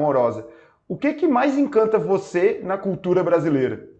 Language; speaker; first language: Portuguese; native; Portuguese